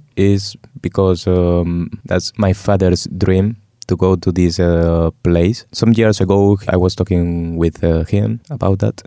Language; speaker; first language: English; non-native, fluent; Spanish